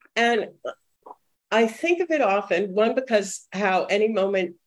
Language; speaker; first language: English; native; English